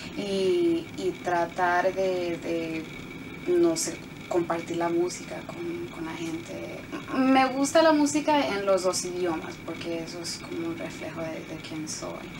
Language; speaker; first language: Spanish; early bilingual, heritage; Spanish